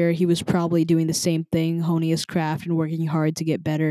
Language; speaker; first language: English; native; English